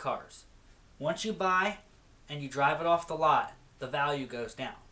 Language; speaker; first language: English; native; English